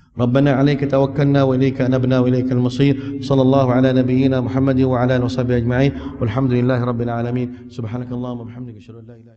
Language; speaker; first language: Malay; early bilingual, heritage; Malay